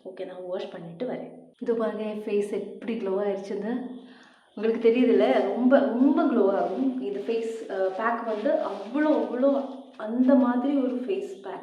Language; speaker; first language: Tamil; non-native, learner; Malayalam